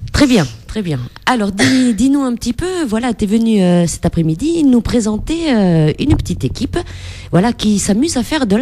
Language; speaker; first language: French; native; French